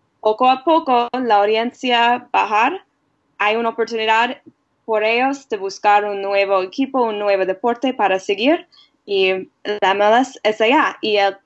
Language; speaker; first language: Spanish; non-native, learner; English